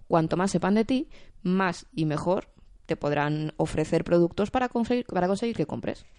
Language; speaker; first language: Spanish; native; Spanish